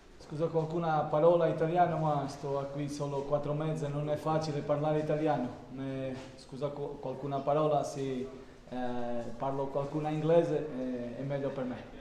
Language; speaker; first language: Italian; non-native, learner; Portuguese